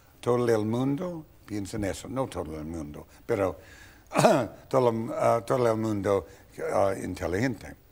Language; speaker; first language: Spanish; non-native, fluent; English